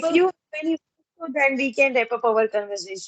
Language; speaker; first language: English; non-native, learner; Gujarati